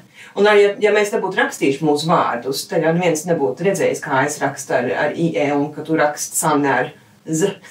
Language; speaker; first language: Latvian; early bilingual, heritage; Latvian